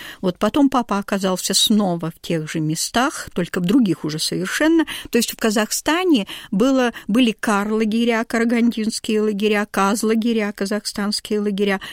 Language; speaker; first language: Russian; native; Russian